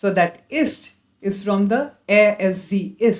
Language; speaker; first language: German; non-native, fluent; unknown